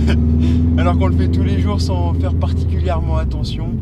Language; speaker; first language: French; native; French